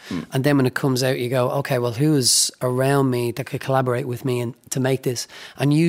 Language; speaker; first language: English; native; English